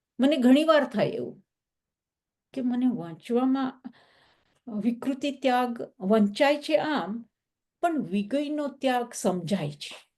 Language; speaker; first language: Gujarati; early bilingual, heritage; Gujarati